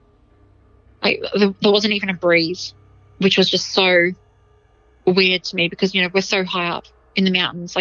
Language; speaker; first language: English; native; English